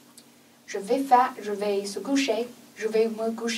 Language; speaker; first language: French; non-native, learner; Chinese